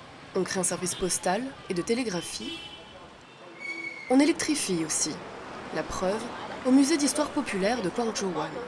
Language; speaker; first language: French; native; French